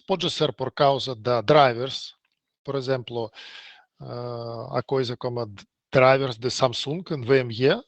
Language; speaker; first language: Portuguese; non-native, learner; Russian